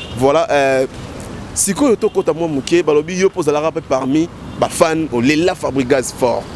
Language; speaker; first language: Lingala; native; Lingala